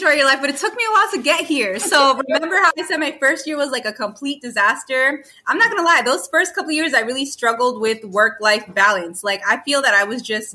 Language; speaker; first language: English; native; English